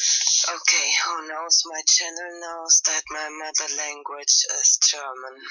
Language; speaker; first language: English; non-native, fluent; German